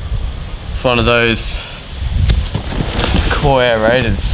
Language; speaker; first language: English; native; English